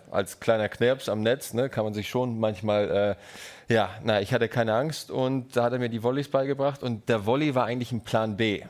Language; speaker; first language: German; early bilingual, other home language; Russian